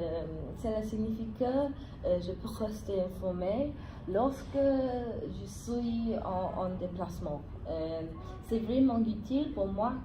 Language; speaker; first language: French; non-native, fluent; English